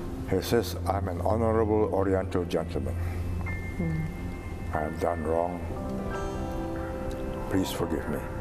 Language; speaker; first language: English; native; English